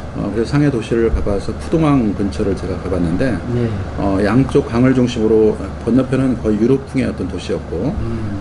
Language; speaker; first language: Korean; native; Korean